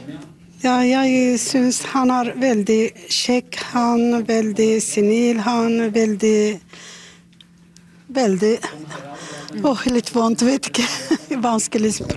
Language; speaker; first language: Norwegian; non-native, learner; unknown